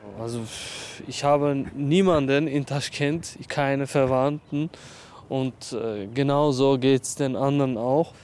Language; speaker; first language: German; non-native, fluent; Uzbek